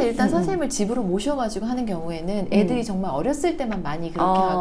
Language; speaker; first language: Korean; native; Korean